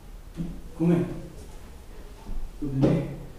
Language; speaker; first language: Italian; non-native, learner; Filipino